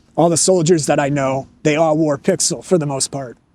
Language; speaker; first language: English; native; English